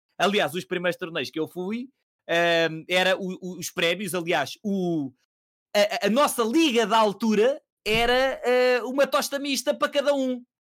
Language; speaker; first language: Portuguese; native; Portuguese